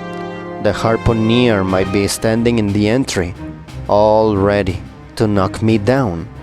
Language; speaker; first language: English; non-native, fluent; Spanish